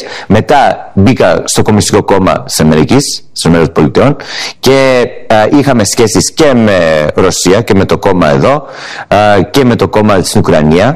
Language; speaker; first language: Greek; early bilingual, heritage; English